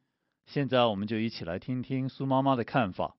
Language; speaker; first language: Chinese; native; Chinese